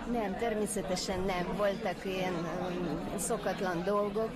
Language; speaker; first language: Hungarian; non-native, fluent; Uyghur